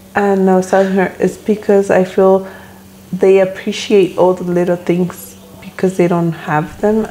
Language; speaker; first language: English; early bilingual, other home language; Spanish